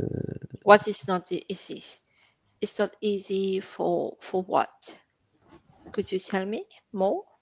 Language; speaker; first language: English; non-native, fluent; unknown